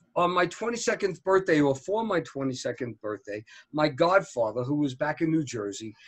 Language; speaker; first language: English; native; English